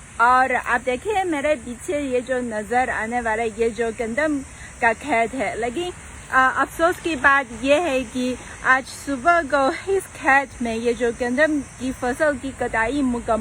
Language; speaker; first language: Urdu; non-native, fluent; Chinese